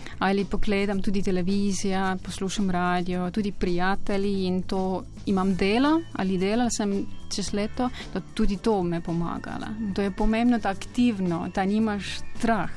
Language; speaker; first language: Slovenian; non-native, learner; Estonian